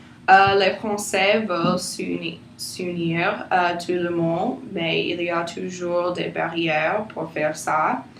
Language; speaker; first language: French; non-native, learner; English